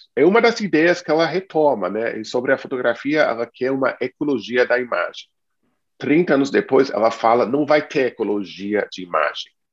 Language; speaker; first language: Portuguese; non-native, fluent; English